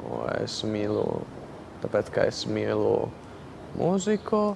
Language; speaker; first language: Latvian; non-native, learner; Italian